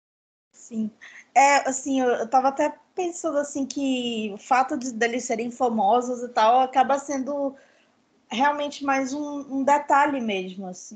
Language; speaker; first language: Portuguese; native; Portuguese